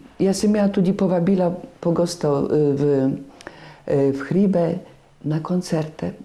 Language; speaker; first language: Slovenian; non-native, fluent; Polish